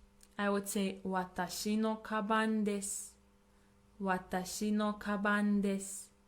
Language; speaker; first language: Japanese; non-native, fluent; English